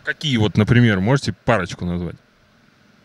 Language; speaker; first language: Russian; native; Russian